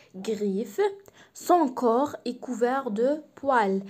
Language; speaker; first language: French; non-native, local second language; Arabic